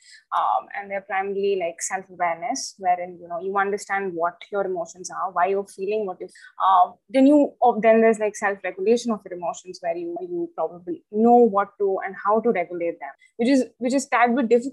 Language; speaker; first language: English; non-native, local second language; Hindi